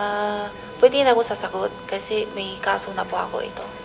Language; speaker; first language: Filipino; non-native, learner; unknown